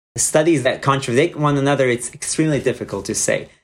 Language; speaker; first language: English; non-native, fluent; Croatian